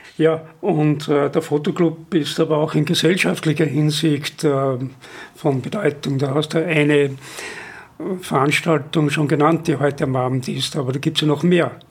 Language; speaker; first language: German; native; German